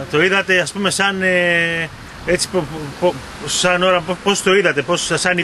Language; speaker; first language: Greek; native; Greek